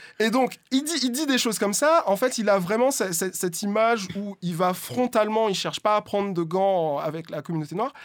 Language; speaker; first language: French; native; French